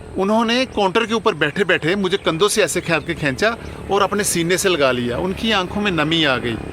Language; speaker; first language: Urdu; non-native, local second language; Punjabi